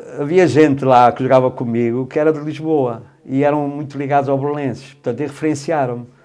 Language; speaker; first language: Portuguese; native; Portuguese